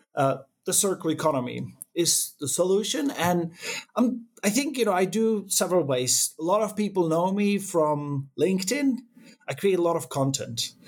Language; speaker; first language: English; non-native, fluent; Czech